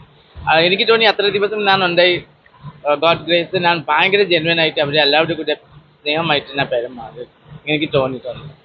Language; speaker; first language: Malayalam; non-native, learner; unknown